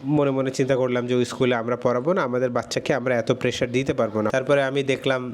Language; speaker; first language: Bangla; early bilingual, heritage; Bangla